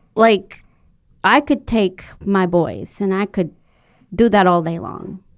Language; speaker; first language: English; non-native, fluent; Spanish